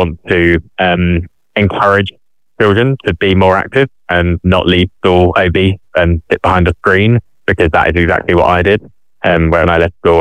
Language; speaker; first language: English; native; English